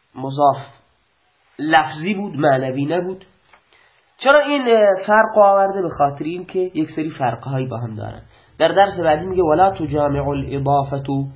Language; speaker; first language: Persian; non-native, local second language; Baluchi